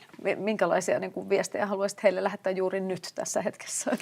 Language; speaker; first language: Finnish; native; Finnish